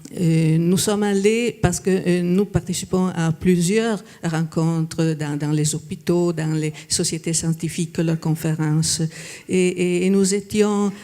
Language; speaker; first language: French; non-native, fluent; Italian